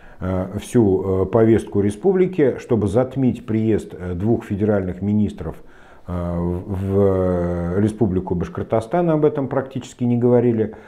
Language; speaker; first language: Russian; native; Russian